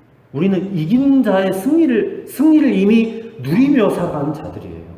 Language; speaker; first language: Korean; native; Korean